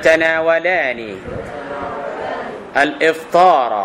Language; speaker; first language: Arabic; non-native, fluent; Thai